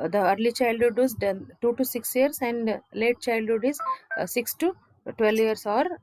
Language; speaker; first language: English; non-native, local second language; Kannada